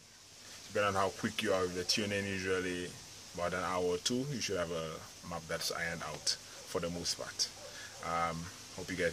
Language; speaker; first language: English; native; English